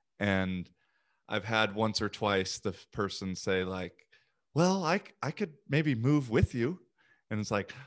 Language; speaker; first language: English; native; English